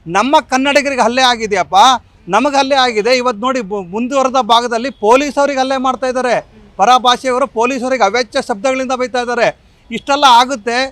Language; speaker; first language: Kannada; native; Kannada